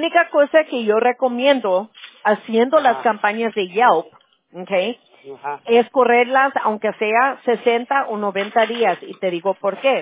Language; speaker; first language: Spanish; early bilingual, heritage; Spanish